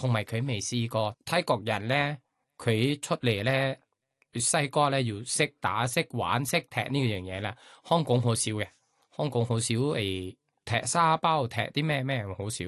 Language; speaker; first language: Cantonese; non-native, learner; Thai